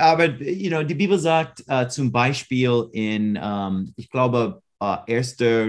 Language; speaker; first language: German; non-native, learner; English